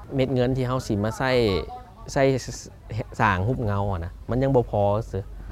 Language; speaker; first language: Lao; early bilingual, heritage; Lao